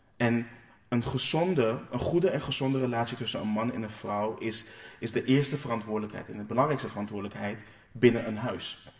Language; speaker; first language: Dutch; non-native, local second language; Papiamento